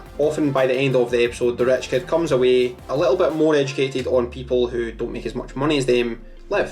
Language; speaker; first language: English; native; English